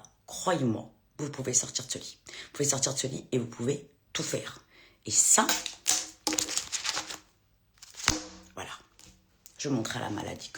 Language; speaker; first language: French; native; French